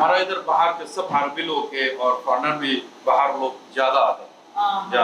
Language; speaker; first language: Hindi; non-native, fluent; Bangla